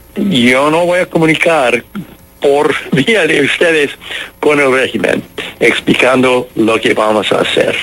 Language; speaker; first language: Spanish; non-native, fluent; English